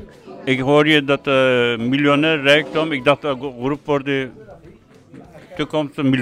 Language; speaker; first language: Dutch; non-native, learner; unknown